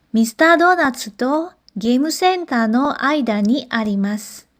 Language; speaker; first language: Japanese; non-native, fluent; Indonesian